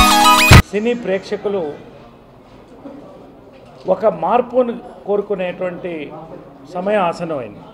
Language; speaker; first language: Telugu; native; Telugu